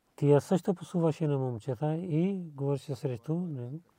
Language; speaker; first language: Bulgarian; non-native, learner; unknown